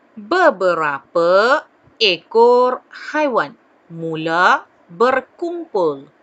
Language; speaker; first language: Malay; non-native, local second language; Chinese